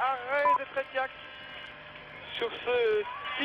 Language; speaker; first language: French; native; French